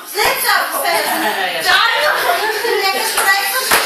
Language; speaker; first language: Danish; native; Danish